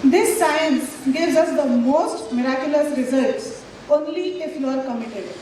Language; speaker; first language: English; non-native, local second language; Marathi